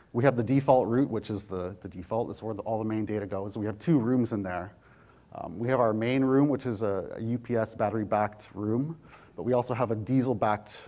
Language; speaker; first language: English; native; English